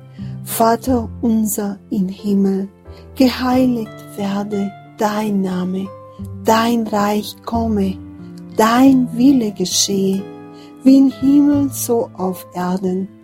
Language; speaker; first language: German; non-native, fluent; Portuguese